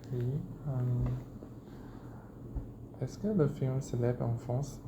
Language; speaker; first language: French; non-native, learner; Chinese